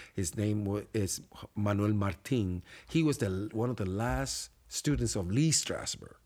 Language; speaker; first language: English; non-native, fluent; Spanish